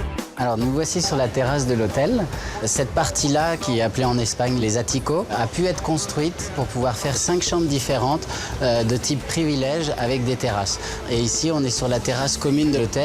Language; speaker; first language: French; native; French